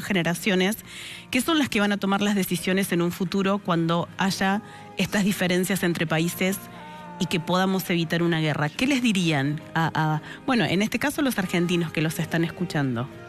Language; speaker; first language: Spanish; native; Spanish